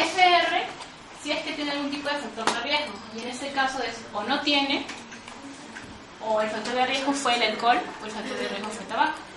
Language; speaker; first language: Spanish; native; Spanish